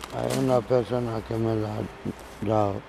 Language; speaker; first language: Spanish; non-native, learner; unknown